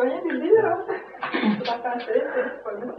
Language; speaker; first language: French; native; French